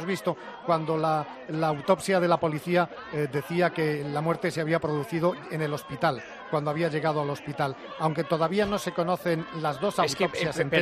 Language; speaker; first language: Spanish; native; Spanish